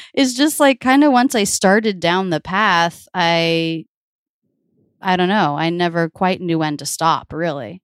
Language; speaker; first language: English; native; English